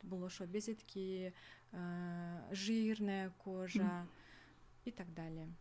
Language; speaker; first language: Russian; non-native, local second language; Kyrgyz